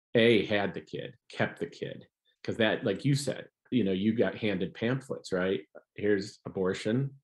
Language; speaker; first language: English; native; English